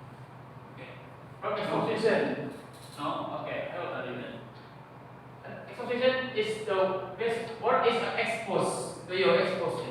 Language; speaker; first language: English; non-native, learner; Indonesian